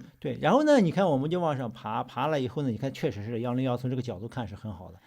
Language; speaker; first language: Chinese; native; Chinese